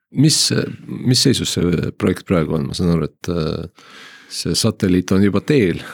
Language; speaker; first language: Estonian; non-native, local second language; Russian